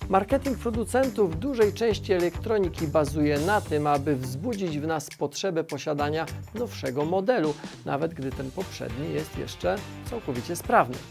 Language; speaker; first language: Polish; native; Polish